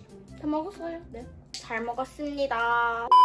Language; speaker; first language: Korean; non-native, learner; Filipino